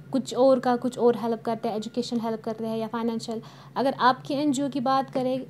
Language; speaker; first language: Hindi; non-native, local second language; Kashmiri